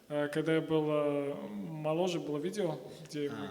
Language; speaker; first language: Russian; native; Russian